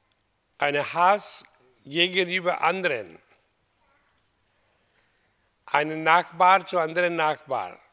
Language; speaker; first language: German; non-native, learner; Hindi